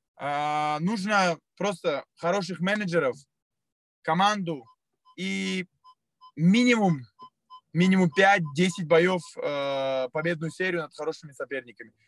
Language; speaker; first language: Russian; native; Russian